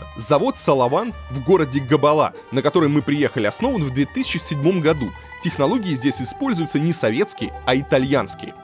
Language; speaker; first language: Russian; native; Russian